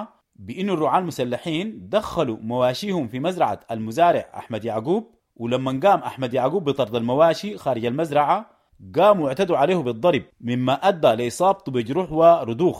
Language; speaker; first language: Arabic; native; Arabic